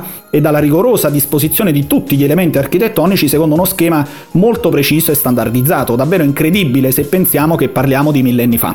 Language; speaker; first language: Italian; native; Italian